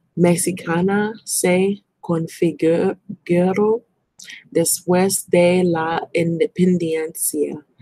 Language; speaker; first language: Spanish; non-native, learner; English